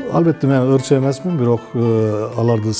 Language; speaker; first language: Kyrgyz; non-native, fluent; Turkish